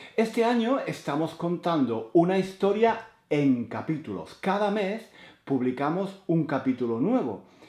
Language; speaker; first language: Spanish; native; Spanish